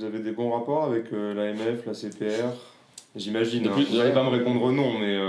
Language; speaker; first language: French; native; French